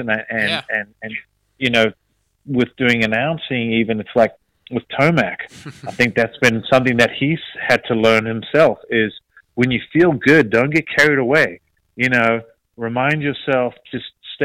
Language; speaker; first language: English; native; English